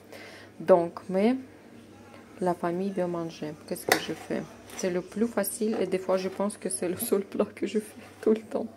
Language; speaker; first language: French; non-native, fluent; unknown